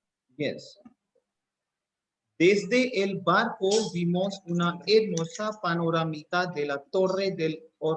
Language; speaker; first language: Spanish; non-native, fluent; Hindi